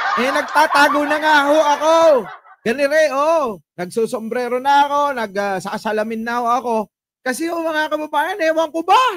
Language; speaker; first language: Filipino; native; Filipino